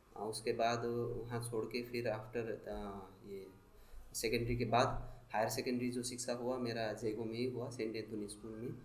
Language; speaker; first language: Hindi; non-native, local second language; Nepali